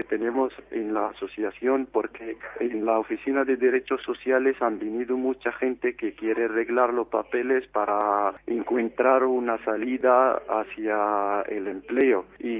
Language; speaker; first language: Spanish; non-native, fluent; Arabic